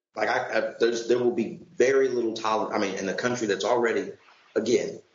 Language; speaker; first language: English; native; English